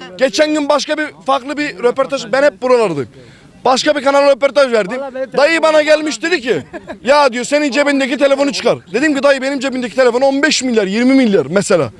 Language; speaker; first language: Turkish; native; Turkish